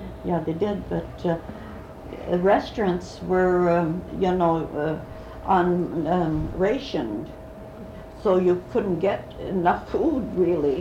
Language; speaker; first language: English; early bilingual, other home language; Swedish